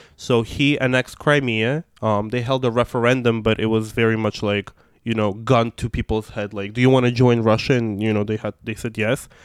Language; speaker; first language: English; non-native, fluent; Russian